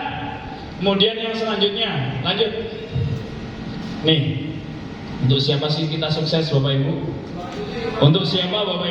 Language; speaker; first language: Indonesian; native; Indonesian